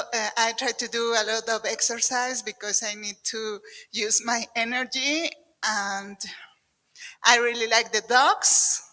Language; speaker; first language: English; non-native, learner; Spanish